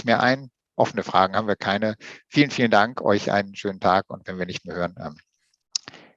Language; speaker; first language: German; native; German